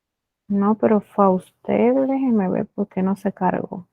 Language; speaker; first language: Spanish; native; Spanish